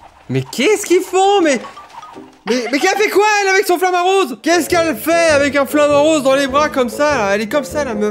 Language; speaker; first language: French; native; French